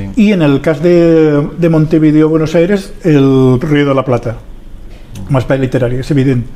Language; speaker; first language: Catalan; non-native, local second language; Spanish